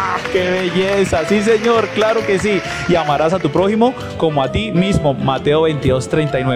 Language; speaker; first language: Spanish; native; Spanish